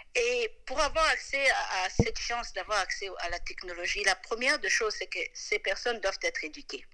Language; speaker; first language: French; non-native, local second language; Lingala